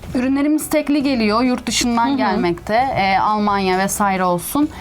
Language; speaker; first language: Turkish; native; Turkish